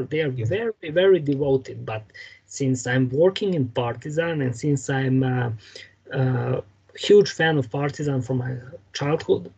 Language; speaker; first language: English; non-native, fluent; Serbian